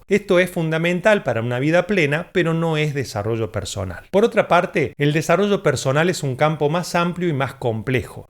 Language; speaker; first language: Spanish; native; Spanish